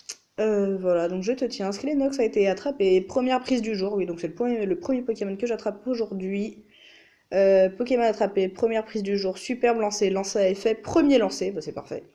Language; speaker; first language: French; native; French